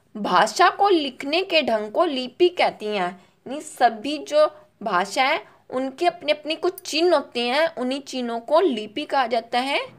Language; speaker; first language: Hindi; native; Hindi